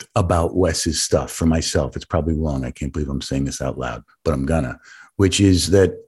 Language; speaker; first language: English; native; English